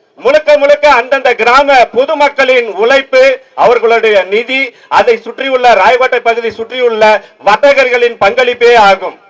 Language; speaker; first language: Tamil; native; Tamil